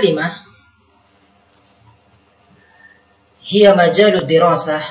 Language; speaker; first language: Arabic; non-native, fluent; Indonesian